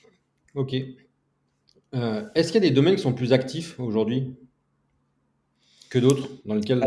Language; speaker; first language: French; native; French